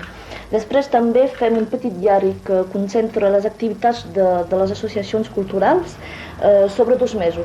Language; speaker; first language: Catalan; non-native, local second language; French